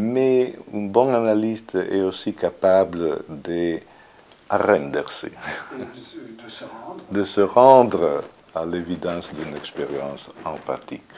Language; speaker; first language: French; non-native, fluent; Italian